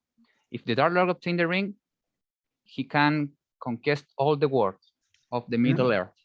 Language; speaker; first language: English; non-native, learner; Spanish